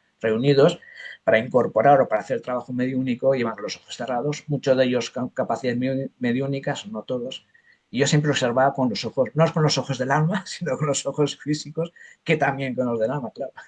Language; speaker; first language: Spanish; native; Spanish